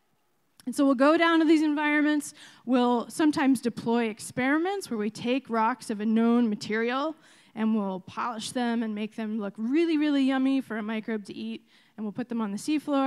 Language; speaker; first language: English; native; English